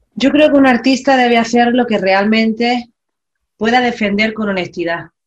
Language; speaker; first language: Spanish; native; Spanish